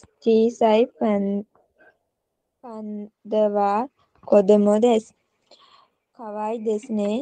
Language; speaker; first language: Japanese; non-native, learner; Sinhala